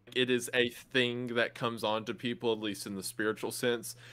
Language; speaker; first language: English; native; English